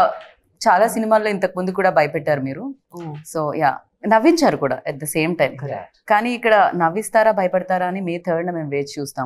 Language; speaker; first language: Telugu; native; Telugu